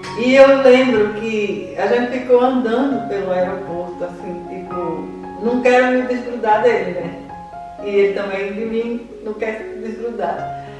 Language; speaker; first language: Portuguese; native; Portuguese